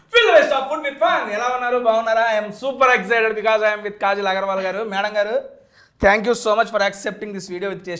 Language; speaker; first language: Telugu; native; Telugu